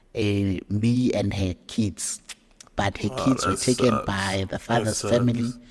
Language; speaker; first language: English; non-native, local second language; Zulu